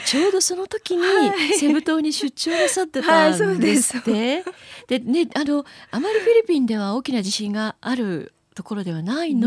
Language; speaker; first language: Japanese; native; Japanese